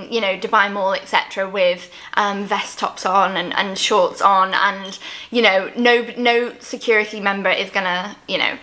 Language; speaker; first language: English; native; English